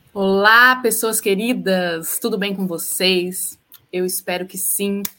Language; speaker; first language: Portuguese; native; Portuguese